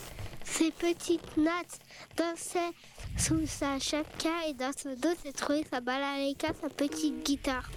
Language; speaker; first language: French; native; French